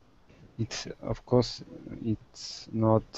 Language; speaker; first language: English; non-native, learner; Russian